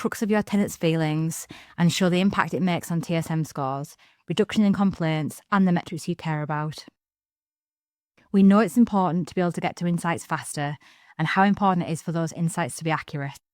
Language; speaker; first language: English; native; English